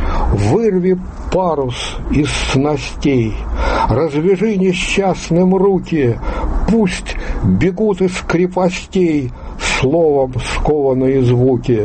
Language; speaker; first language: Russian; native; Russian